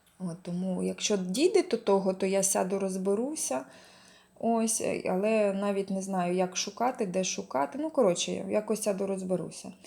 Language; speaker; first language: Ukrainian; non-native, local second language; Russian